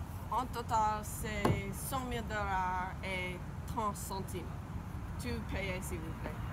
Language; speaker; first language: French; non-native, learner; English